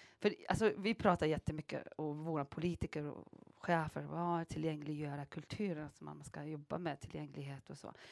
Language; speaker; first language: Swedish; non-native, fluent; Arabic